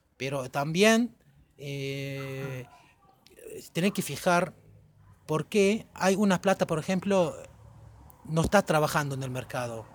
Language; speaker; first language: Spanish; non-native, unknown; Arabic